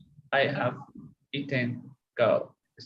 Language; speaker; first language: English; non-native, learner; Spanish